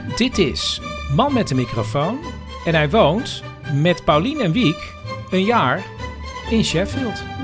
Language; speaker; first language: Dutch; native; Dutch